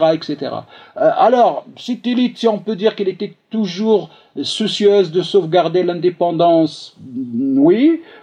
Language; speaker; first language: French; non-native, local second language; Arabic